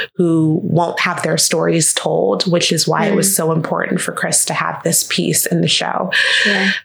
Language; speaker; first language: English; native; English